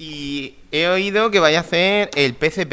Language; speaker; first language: Spanish; native; Spanish